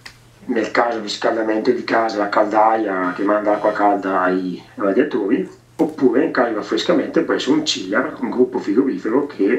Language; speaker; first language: Italian; native; Italian